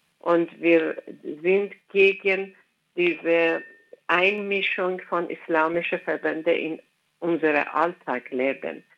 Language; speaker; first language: German; non-native, fluent; Persian